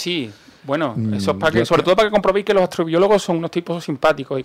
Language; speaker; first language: Spanish; native; Spanish